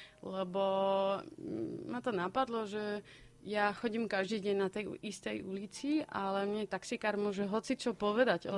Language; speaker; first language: Slovak; non-native, fluent; Dutch